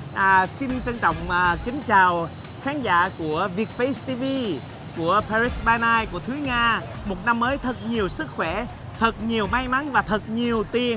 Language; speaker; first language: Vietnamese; early bilingual, other home language; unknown